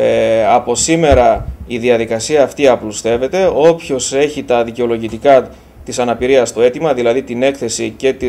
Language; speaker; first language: Greek; native; Greek